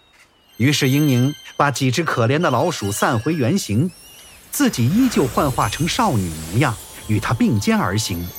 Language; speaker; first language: Chinese; native; Chinese